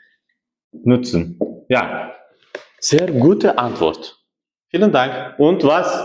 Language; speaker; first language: German; non-native, fluent; Uzbek